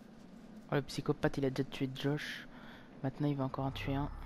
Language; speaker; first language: French; native; French